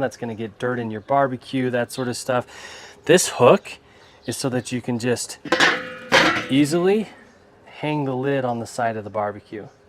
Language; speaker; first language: English; native; English